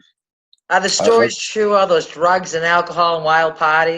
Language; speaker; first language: English; native; English